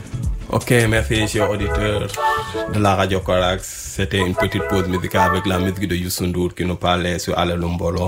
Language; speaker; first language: French; non-native, local second language; Wolof